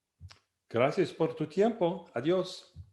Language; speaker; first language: Spanish; non-native, fluent; English